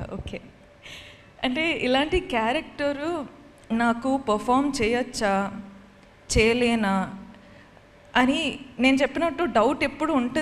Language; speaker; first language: Telugu; non-native, fluent; Kodava